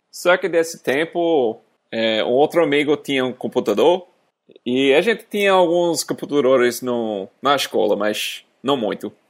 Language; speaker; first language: Portuguese; non-native, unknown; English